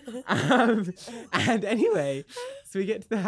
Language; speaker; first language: English; native; English